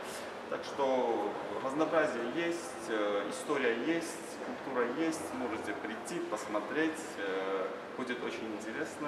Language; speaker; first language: Russian; non-native, fluent; Armenian